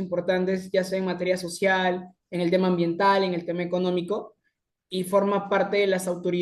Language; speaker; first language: Spanish; native; Spanish